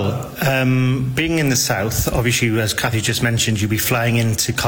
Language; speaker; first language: English; native; English